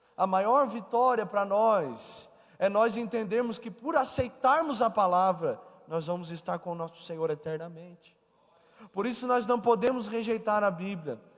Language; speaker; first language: Portuguese; native; Portuguese